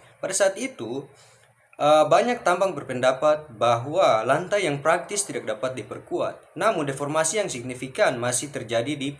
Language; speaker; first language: Indonesian; native; Indonesian